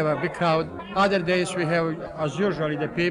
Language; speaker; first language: English; non-native, learner; Serbian